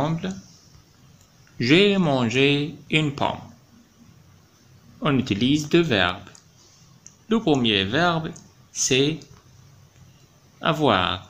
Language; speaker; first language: French; non-native, fluent; Arabic